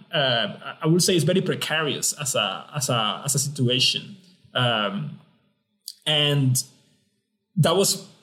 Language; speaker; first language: English; non-native, fluent; Spanish